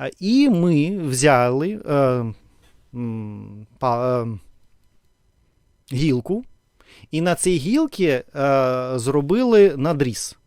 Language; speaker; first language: Ukrainian; non-native, fluent; Russian